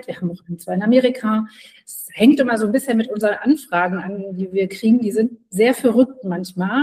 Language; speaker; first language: German; native; German